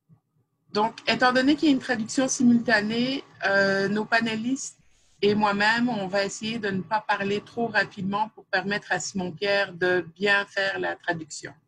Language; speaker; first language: French; native; French